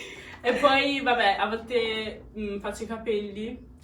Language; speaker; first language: Italian; early bilingual, other home language; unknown